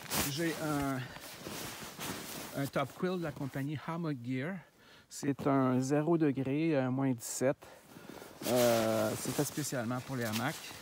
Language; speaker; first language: French; native; French